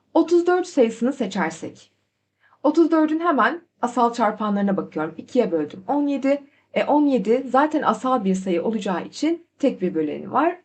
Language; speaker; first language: Turkish; native; Turkish